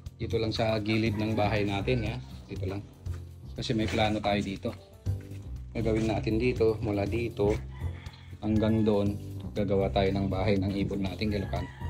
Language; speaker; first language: Filipino; non-native, local second language; Iloko